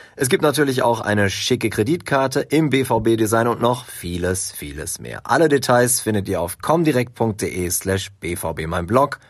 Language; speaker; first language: German; native; German